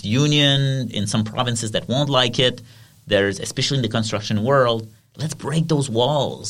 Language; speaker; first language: English; non-native, fluent; French